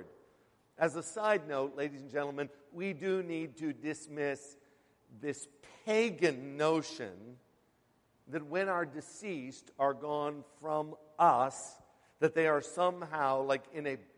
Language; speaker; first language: English; native; English